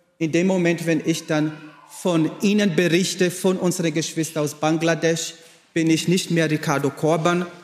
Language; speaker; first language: German; non-native, fluent; Portuguese